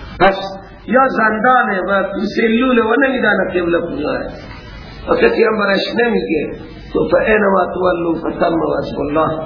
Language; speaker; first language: Persian; native; Persian